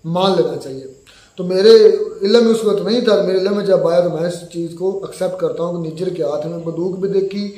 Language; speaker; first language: Urdu; native; Urdu